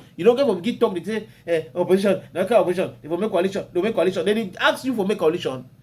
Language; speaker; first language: Nigerian Pidgin; native; Nigerian Pidgin